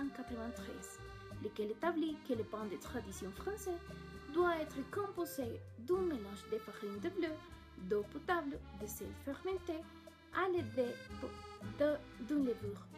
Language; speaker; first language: French; non-native, learner; Spanish